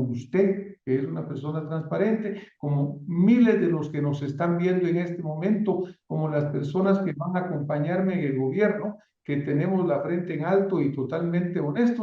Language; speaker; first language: Spanish; native; Spanish